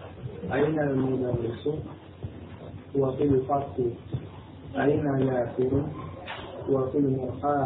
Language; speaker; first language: Arabic; non-native, learner; Indonesian